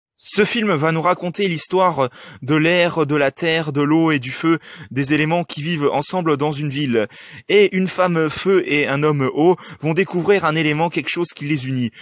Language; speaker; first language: French; native; French